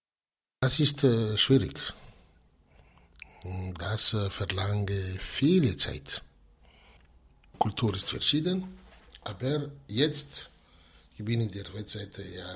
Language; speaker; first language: German; non-native, learner; Malagasy